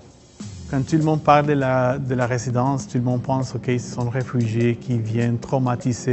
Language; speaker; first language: French; non-native, fluent; Spanish